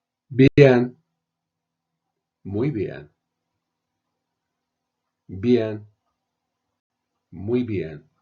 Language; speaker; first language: Spanish; non-native, fluent; English